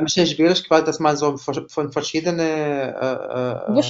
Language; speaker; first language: German; non-native, fluent; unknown